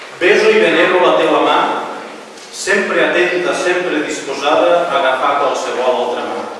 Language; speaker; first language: Catalan; native; Catalan